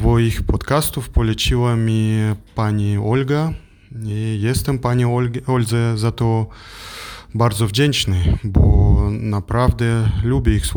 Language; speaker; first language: Polish; non-native, learner; German